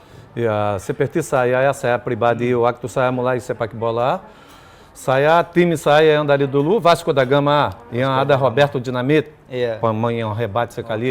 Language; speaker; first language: Indonesian; non-native, fluent; Portuguese